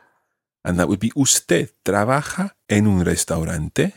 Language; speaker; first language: Spanish; non-native, fluent; English